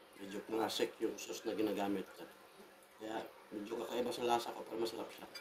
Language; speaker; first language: Filipino; non-native, local second language; Cebuano